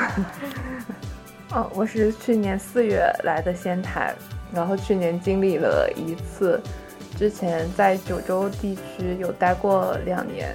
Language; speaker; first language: Chinese; native; Chinese